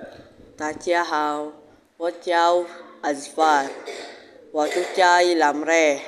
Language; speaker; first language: Chinese; non-native, learner; Indonesian